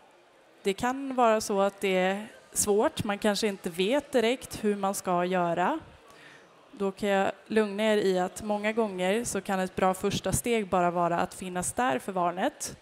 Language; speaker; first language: Swedish; native; Swedish